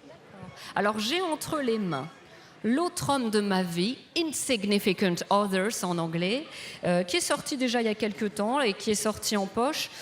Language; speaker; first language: French; native; French